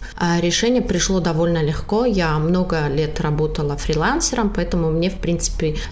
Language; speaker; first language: Russian; non-native, local second language; Tajik